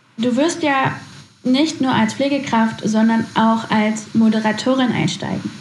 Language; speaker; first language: German; native; German